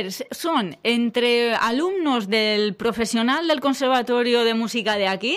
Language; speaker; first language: Spanish; native; Spanish